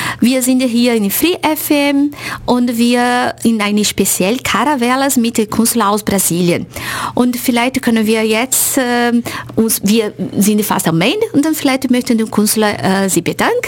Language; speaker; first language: German; non-native, fluent; Portuguese